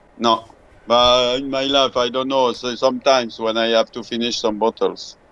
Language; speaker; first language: English; non-native, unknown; French